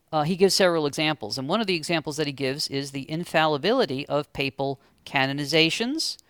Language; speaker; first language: English; native; English